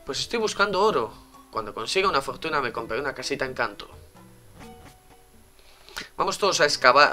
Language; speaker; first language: Spanish; native; Spanish